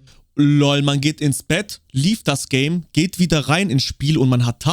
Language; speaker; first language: German; native; German